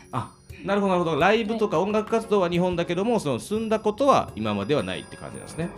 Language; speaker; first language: Japanese; native; Japanese